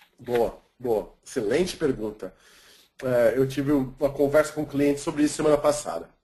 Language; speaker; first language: Portuguese; native; Portuguese